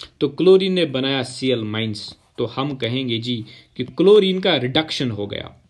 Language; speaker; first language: Hindi; non-native, local second language; Kashmiri